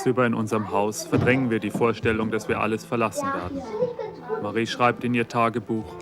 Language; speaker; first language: German; native; German